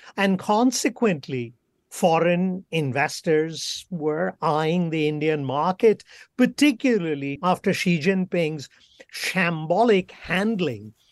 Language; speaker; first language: English; non-native, local second language; Bangla